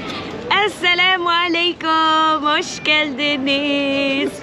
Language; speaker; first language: Turkish; non-native, learner; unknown